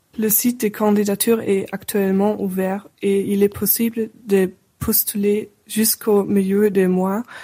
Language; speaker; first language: French; non-native, fluent; German